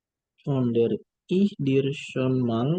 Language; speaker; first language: German; non-native, learner; Indonesian